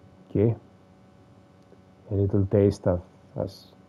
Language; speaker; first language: English; non-native, learner; Greek